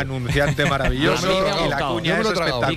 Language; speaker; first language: Spanish; native; Spanish